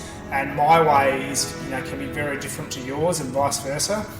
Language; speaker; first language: English; native; English